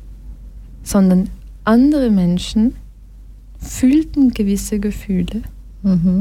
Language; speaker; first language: German; early bilingual, other home language; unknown